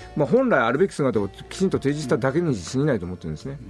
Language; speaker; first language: Japanese; native; Japanese